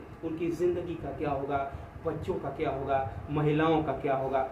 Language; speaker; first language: Hindi; native; Hindi